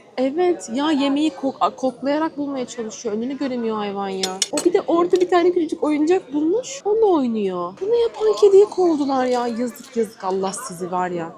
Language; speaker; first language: Turkish; native; Turkish